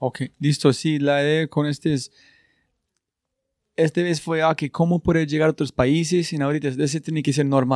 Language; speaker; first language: Spanish; non-native, fluent; English